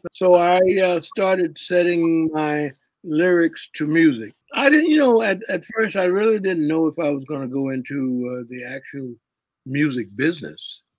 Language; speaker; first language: English; native; English